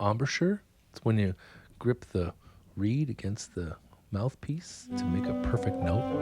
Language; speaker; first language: English; native; English